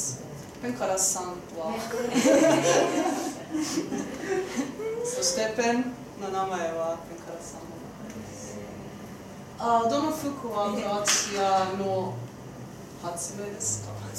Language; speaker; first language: Japanese; non-native, learner; Croatian